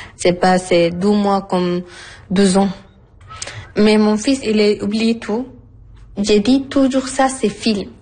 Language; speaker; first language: French; non-native, learner; Arabic